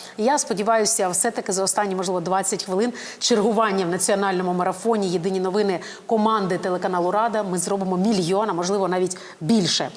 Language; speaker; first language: Ukrainian; native; Ukrainian